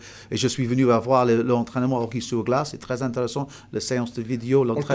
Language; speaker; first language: French; non-native, fluent; English